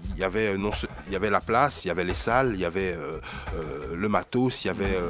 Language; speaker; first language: French; native; French